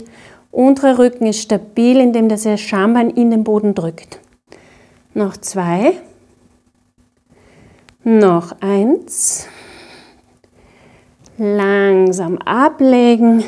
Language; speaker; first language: German; native; German